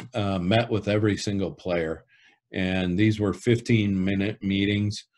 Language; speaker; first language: English; native; English